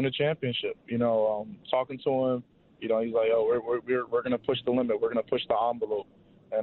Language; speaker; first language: English; native; English